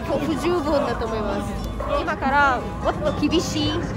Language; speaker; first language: Japanese; non-native, learner; Russian